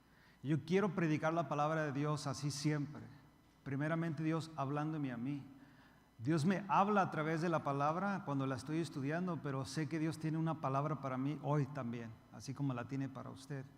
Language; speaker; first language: Spanish; early bilingual, heritage; Spanish